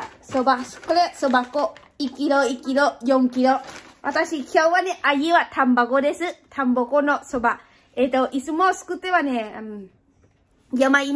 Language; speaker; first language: Japanese; non-native, fluent; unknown